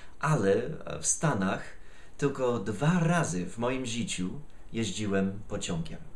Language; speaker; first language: Polish; non-native, fluent; English